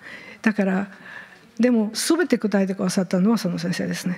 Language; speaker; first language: Japanese; non-native, fluent; Bulgarian